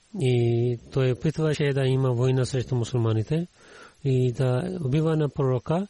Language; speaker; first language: Bulgarian; non-native, learner; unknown